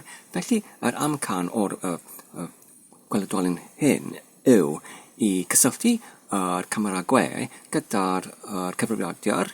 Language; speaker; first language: Welsh; non-native, fluent; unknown